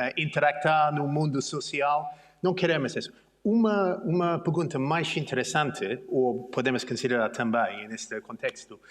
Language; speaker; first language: Portuguese; non-native, learner; English